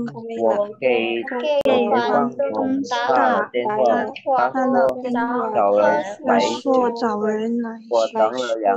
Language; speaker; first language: Chinese; non-native, learner; Indonesian